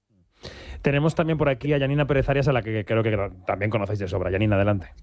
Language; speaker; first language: Spanish; native; Spanish